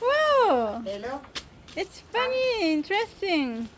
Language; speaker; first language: English; non-native, learner; Korean